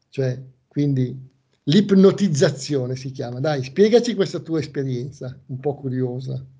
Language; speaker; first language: Italian; native; Italian